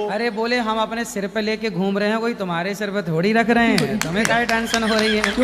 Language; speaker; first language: Hindi; native; Hindi